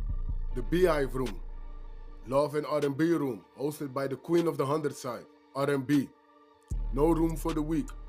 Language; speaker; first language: English; native; English